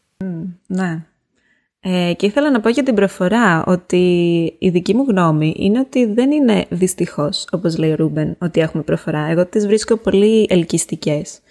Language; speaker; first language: Greek; native; Greek